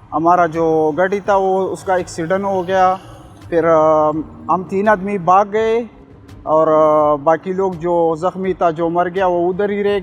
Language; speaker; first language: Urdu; non-native, local second language; Pashto